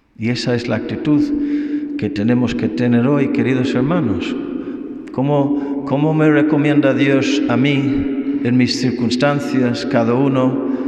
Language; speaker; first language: Spanish; non-native, fluent; English